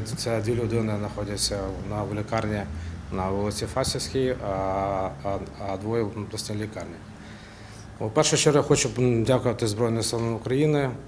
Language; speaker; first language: Ukrainian; non-native, local second language; Russian